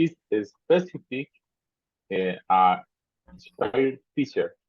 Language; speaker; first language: English; non-native, learner; Spanish